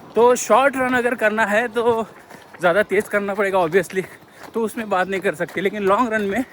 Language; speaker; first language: Hindi; non-native, local second language; Marathi